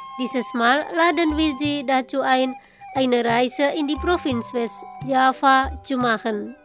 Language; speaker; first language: German; non-native, learner; Indonesian